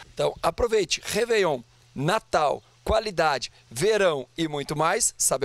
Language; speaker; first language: Portuguese; native; Portuguese